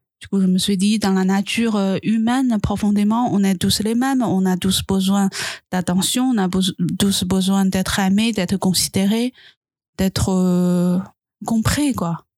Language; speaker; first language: French; non-native, fluent; Chinese